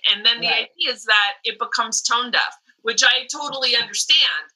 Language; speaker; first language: English; native; English